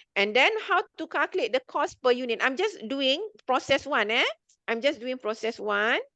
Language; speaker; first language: English; non-native, local second language; Malay